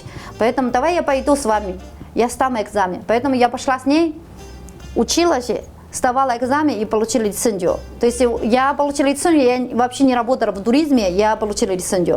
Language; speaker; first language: Russian; non-native, fluent; Chinese